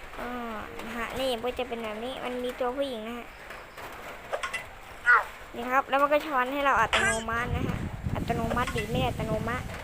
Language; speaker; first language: Thai; native; Thai